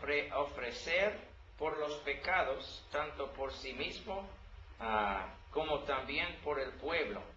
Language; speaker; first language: Spanish; non-native, learner; English